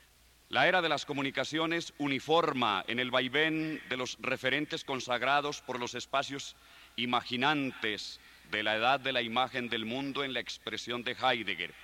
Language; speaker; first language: Spanish; native; Spanish